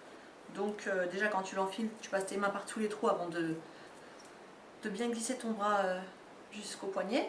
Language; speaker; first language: French; native; French